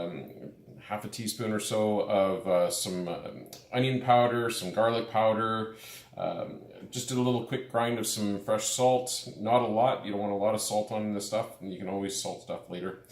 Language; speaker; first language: English; native; English